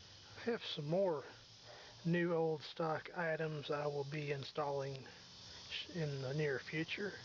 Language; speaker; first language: English; native; English